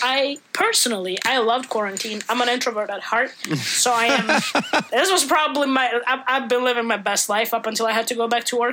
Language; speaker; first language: English; non-native, fluent; Italian